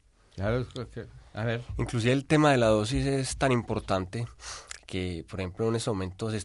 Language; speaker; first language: Spanish; native; Spanish